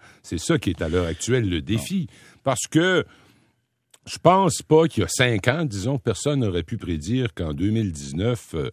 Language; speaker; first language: French; native; French